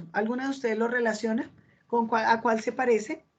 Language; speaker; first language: Spanish; native; Spanish